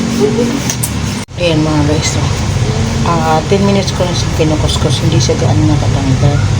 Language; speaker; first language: Filipino; non-native, local second language; Waray